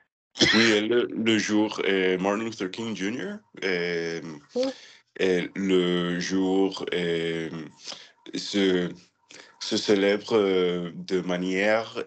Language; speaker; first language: French; non-native, learner; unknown